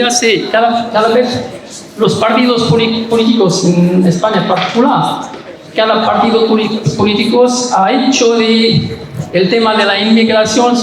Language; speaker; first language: Spanish; non-native, learner; Arabic